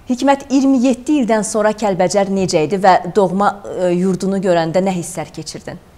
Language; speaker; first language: Azerbaijani; native; Azerbaijani